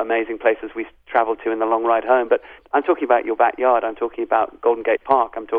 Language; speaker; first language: English; native; English